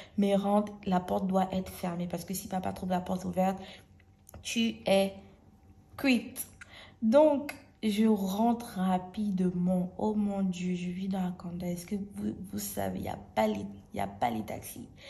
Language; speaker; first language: French; native; French